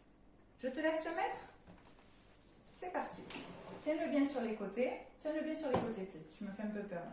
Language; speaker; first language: French; native; French